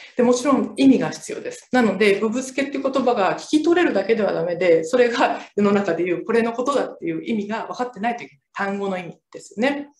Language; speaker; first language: Japanese; native; Japanese